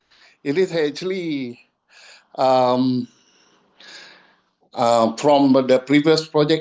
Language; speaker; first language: English; non-native, fluent; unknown